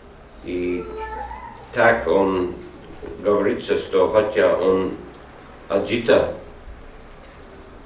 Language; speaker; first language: Russian; non-native, learner; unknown